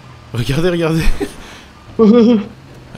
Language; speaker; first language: French; native; French